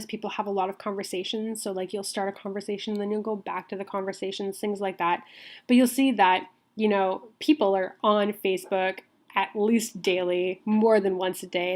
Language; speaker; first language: English; native; English